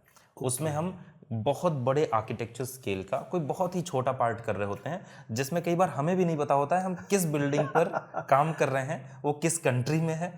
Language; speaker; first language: Hindi; native; Hindi